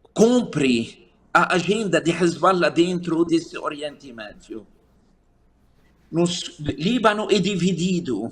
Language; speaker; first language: Portuguese; non-native, fluent; Arabic